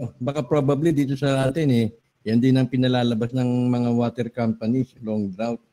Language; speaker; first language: Filipino; native; Filipino